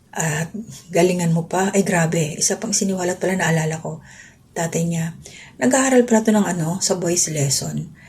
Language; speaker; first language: Filipino; non-native, local second language; Waray